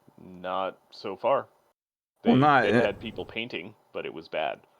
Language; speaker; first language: English; native; English